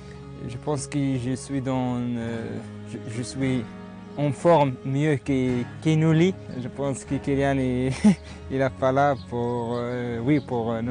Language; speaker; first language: French; non-native, learner; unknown